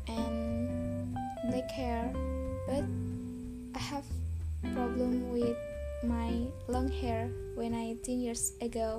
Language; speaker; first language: English; non-native, learner; Indonesian